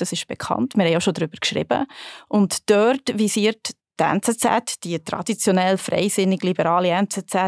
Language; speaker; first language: German; native; German